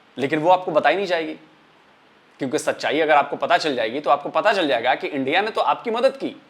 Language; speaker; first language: Hindi; native; Hindi